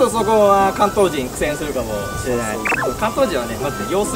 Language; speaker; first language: Japanese; native; Japanese